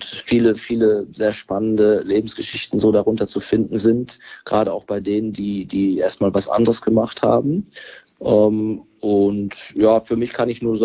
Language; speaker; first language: German; native; German